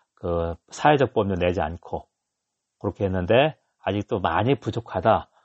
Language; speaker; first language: Korean; native; Korean